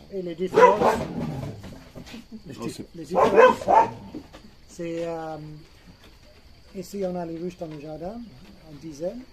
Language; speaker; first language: French; non-native, fluent; English